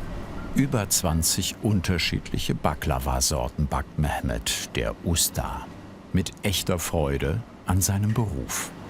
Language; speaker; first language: German; native; German